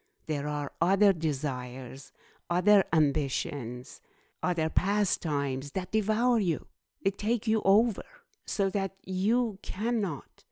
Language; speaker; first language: English; non-native, fluent; Persian